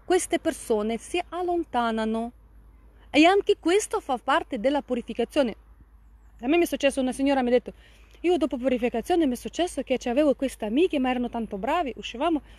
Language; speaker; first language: Italian; non-native, fluent; Russian